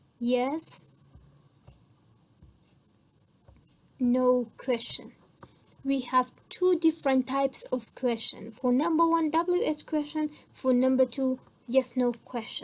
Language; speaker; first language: English; non-native, fluent; Central Kurdish